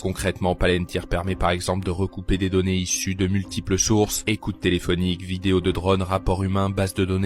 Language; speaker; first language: French; native; French